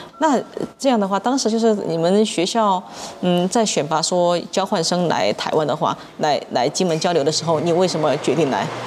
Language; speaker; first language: Chinese; native; Chinese